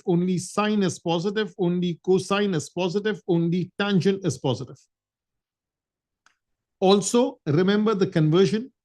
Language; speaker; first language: English; non-native, local second language; Urdu